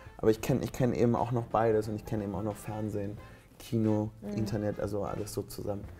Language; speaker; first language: German; native; German